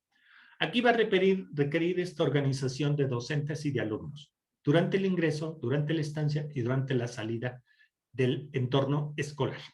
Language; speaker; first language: Spanish; native; Spanish